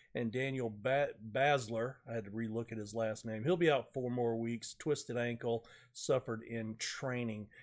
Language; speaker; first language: English; native; English